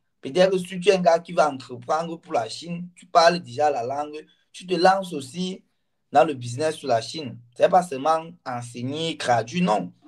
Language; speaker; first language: French; non-native, local second language; Ghomala